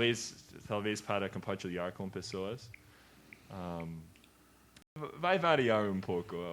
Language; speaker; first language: Portuguese; non-native, learner; English